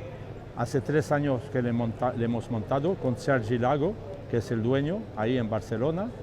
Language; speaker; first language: Spanish; non-native, learner; French